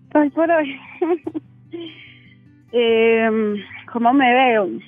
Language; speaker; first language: Spanish; native; Spanish